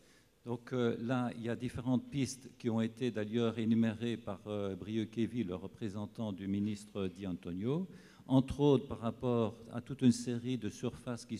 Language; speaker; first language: French; native; French